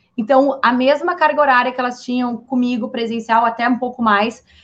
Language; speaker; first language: Portuguese; native; Portuguese